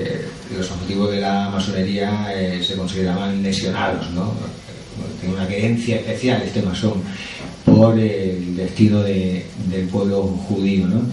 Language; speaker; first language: Spanish; native; Spanish